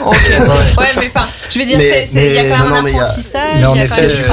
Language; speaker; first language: French; native; French